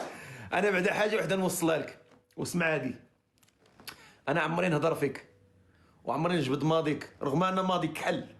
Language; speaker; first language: Arabic; native; Arabic